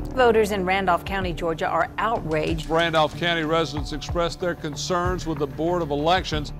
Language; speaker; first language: English; native; English